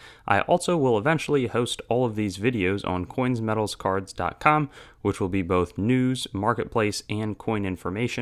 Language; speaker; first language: English; native; English